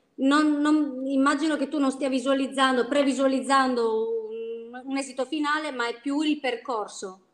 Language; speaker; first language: Italian; non-native, fluent; Spanish